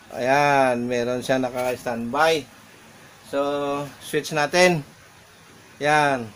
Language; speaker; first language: Filipino; non-native, local second language; Hiligaynon